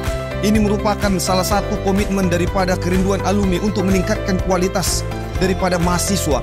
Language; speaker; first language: Indonesian; native; Indonesian